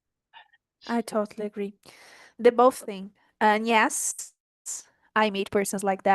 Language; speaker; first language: English; non-native, learner; Portuguese